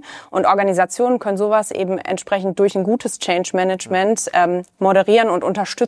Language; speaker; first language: German; native; German